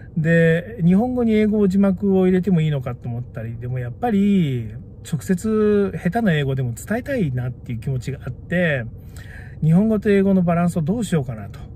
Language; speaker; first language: Japanese; native; Japanese